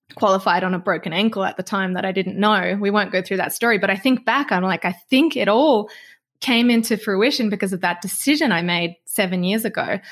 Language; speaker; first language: English; native; English